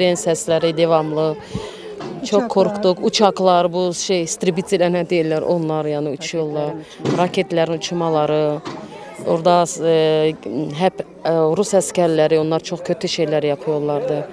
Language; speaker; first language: Turkish; early bilingual, heritage; Turkish